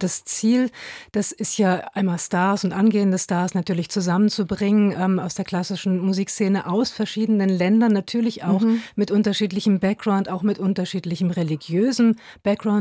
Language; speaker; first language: German; native; German